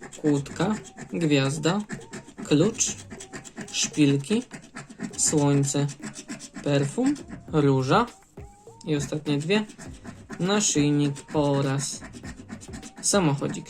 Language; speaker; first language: Polish; native; Polish